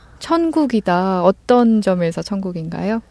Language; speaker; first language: Korean; native; Korean